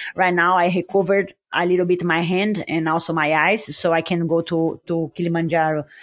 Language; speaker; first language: English; non-native, learner; Portuguese